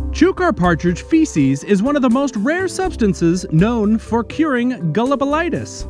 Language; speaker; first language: English; native; English